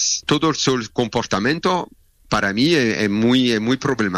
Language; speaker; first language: Spanish; non-native, learner; French